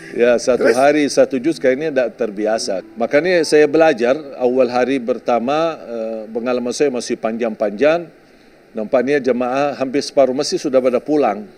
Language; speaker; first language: Indonesian; non-native, fluent; Arabic